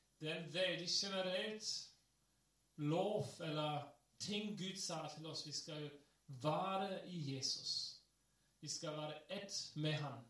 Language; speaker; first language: Norwegian; non-native, fluent; English